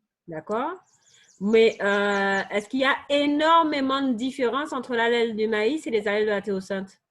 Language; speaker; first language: French; native; French